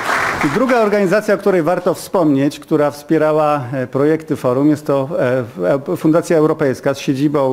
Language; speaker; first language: Polish; native; Polish